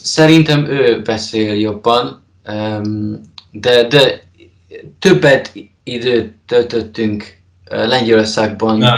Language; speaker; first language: Hungarian; non-native, learner; Polish